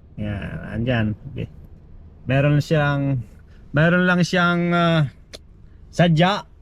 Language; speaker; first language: Filipino; non-native, local second language; Waray